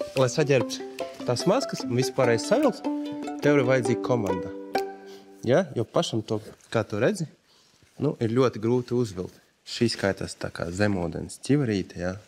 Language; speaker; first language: Latvian; non-native, local second language; Russian